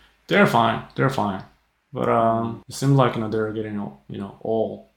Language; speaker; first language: English; non-native, fluent; Japanese